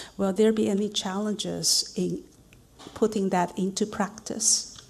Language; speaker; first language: English; non-native, fluent; Chinese